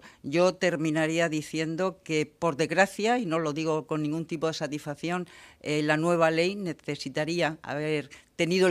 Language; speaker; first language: Spanish; native; Spanish